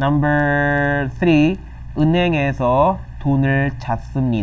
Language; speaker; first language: Korean; non-native, learner; Filipino